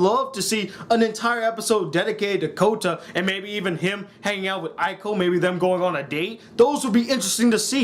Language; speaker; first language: English; native; English